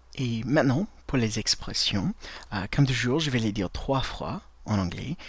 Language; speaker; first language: French; non-native, fluent; English